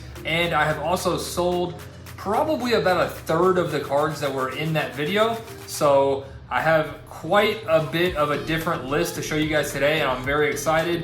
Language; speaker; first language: English; native; English